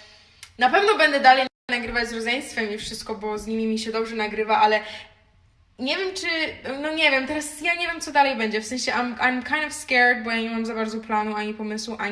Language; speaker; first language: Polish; early bilingual, heritage; Polish